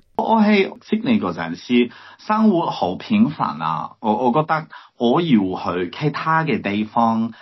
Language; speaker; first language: Cantonese; non-native, learner; English